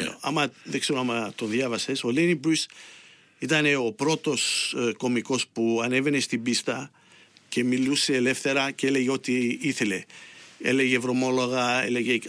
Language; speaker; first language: Greek; early bilingual, heritage; Greek